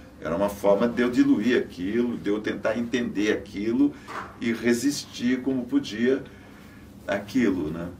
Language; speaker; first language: Portuguese; native; Portuguese